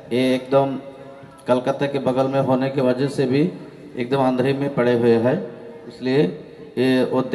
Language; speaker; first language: Hindi; non-native, local second language; Bangla